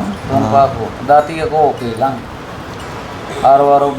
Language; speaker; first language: Filipino; non-native, learner; Punjabi